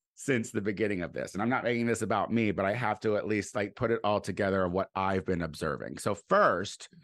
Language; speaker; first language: English; native; English